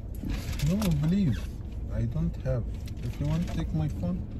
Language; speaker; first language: English; non-native, learner; Arabic